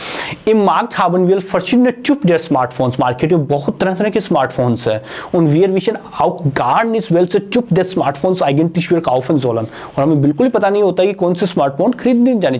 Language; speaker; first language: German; non-native, fluent; Hindi